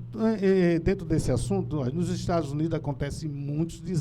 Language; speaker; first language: Portuguese; native; Portuguese